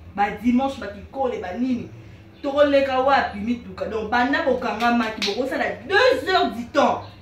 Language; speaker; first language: Lingala; native; Lingala